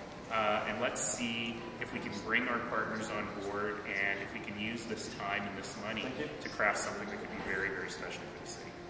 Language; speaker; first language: English; native; English